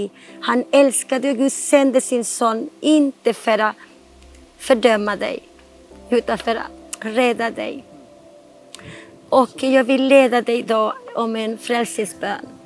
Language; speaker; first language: Swedish; non-native, fluent; Spanish